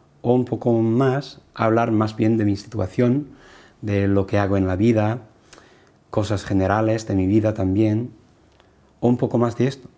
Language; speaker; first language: Spanish; non-native, fluent; English